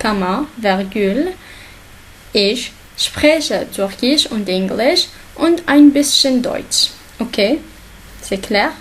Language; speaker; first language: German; non-native, learner; Arabic